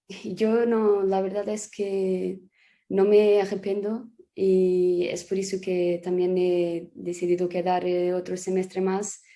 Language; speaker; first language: Spanish; non-native, fluent; Portuguese